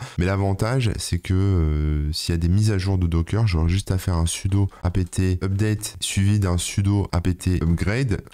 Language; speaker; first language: French; native; French